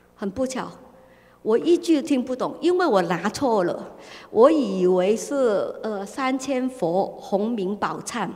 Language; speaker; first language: Chinese; non-native, fluent; Cantonese